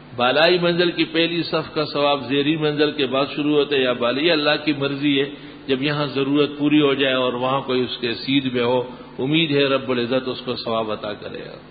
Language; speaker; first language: Urdu; non-native, local second language; Pashto